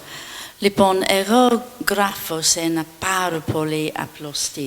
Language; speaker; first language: Greek; non-native, fluent; English